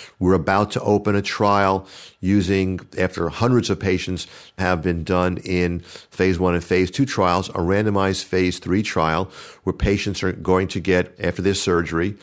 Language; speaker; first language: English; native; English